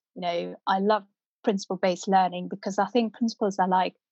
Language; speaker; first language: English; non-native, local second language; Punjabi